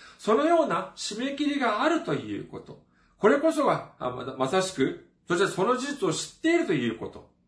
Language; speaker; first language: Japanese; non-native, fluent; Korean